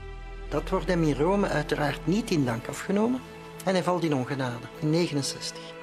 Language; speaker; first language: Dutch; native; Dutch